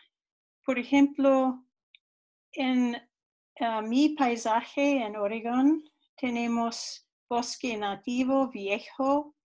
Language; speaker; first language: Spanish; non-native, fluent; English